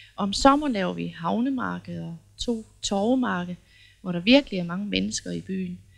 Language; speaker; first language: Danish; native; Danish